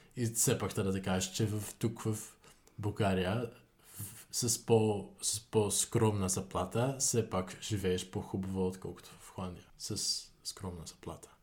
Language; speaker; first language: Bulgarian; non-native, fluent; Dutch